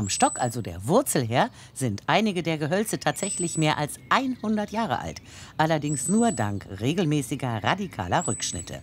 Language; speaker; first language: German; native; German